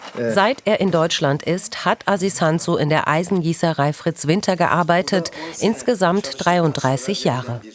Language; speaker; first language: German; early bilingual, other home language; Turkish